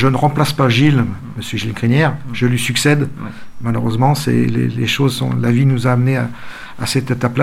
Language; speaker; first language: French; native; French